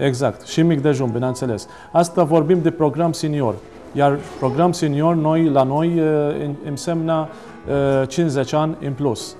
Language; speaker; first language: Romanian; non-native, learner; Maltese